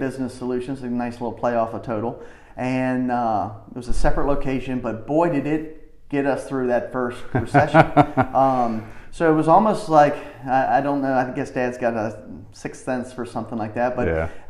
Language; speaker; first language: English; native; English